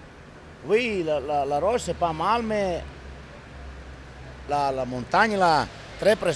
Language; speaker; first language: French; non-native, learner; Italian